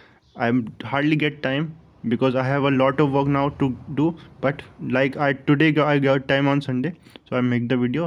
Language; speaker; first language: English; non-native, local second language; Hindi